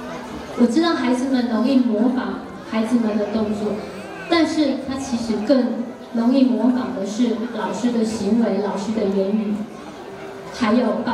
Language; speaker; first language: Chinese; native; Chinese